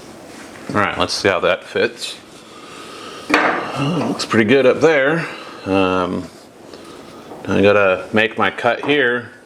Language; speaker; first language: English; native; English